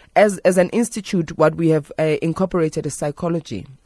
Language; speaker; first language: English; non-native, local second language; Zulu